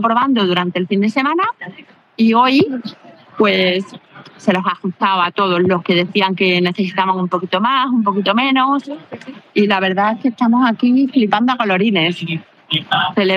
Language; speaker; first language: Spanish; native; Spanish